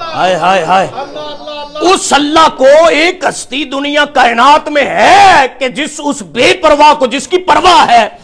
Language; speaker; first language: Urdu; non-native, local second language; Punjabi